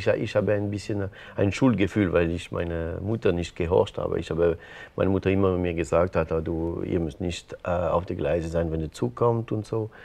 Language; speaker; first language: German; non-native, local second language; French